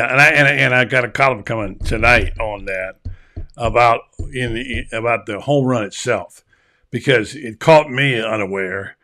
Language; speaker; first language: English; native; English